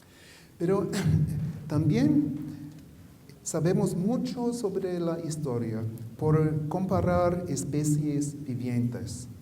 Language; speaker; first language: Spanish; non-native, fluent; English